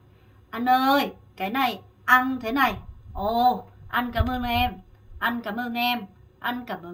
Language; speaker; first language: Vietnamese; non-native, fluent; Korean